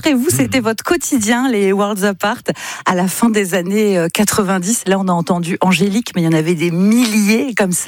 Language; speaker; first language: French; native; French